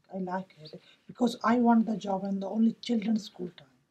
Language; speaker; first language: English; non-native, learner; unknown